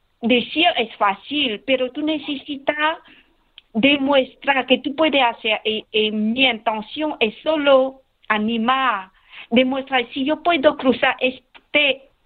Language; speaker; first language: Spanish; non-native, learner; Khmer